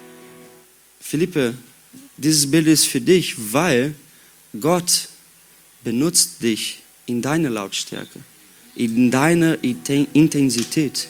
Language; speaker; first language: German; non-native, learner; Portuguese